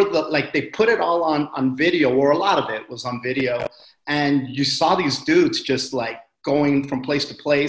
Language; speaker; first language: English; native; English